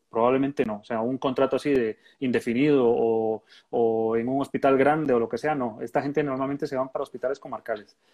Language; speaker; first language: Spanish; native; Spanish